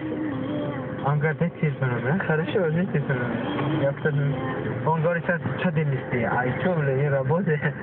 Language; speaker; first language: Russian; non-native, learner; Uzbek